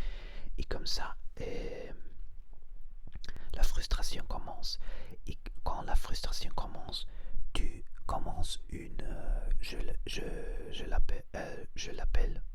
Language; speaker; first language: French; non-native, learner; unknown